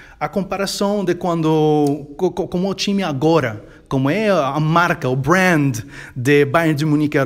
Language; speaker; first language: Portuguese; non-native, fluent; Spanish